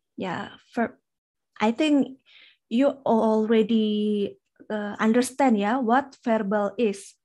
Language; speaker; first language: English; non-native, fluent; Indonesian